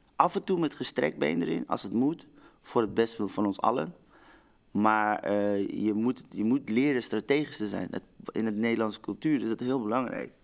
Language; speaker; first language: Dutch; early bilingual, other home language; Persian